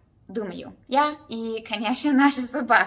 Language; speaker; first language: Russian; non-native, learner; English